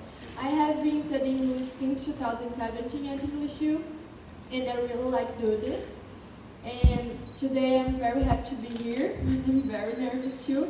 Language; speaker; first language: English; non-native, learner; Portuguese